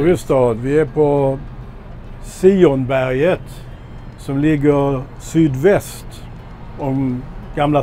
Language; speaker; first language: Swedish; non-native, fluent; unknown